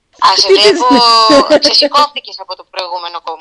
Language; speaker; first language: Greek; native; Greek